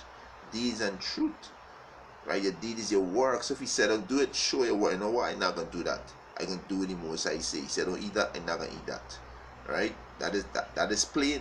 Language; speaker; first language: English; native; English